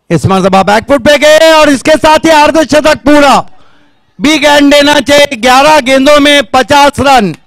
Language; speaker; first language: Hindi; non-native, local second language; Marathi